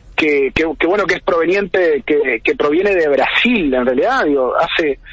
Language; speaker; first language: Spanish; native; Spanish